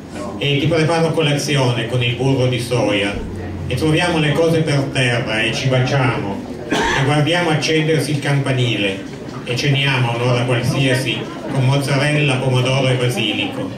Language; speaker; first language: Italian; native; Italian